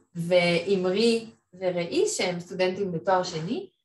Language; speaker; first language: Hebrew; non-native, fluent; French